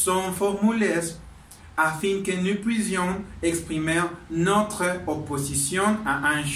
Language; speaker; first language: French; non-native, learner; Spanish